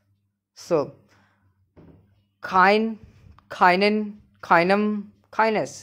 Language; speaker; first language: German; non-native, learner; Hindi